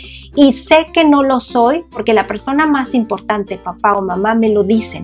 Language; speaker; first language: Spanish; native; Spanish